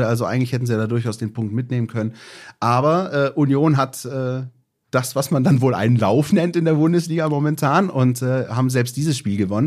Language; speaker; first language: German; native; German